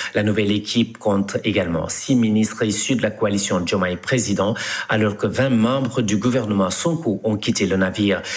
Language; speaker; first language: French; non-native, local second language; Wolof